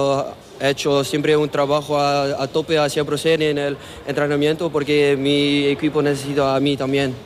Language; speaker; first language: Spanish; non-native, learner; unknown